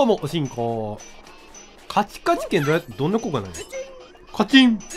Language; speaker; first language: Japanese; native; Japanese